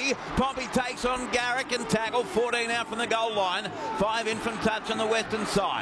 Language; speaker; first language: English; native; English